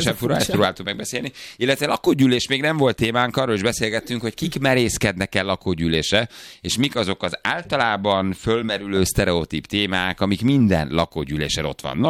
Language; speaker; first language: Hungarian; native; Hungarian